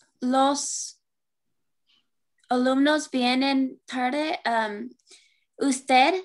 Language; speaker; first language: Spanish; non-native, learner; English